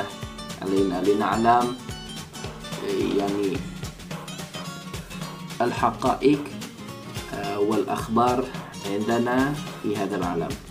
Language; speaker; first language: Arabic; non-native, fluent; Indonesian